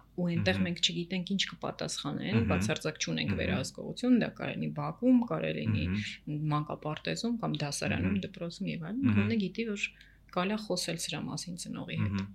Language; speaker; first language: Armenian; native; Armenian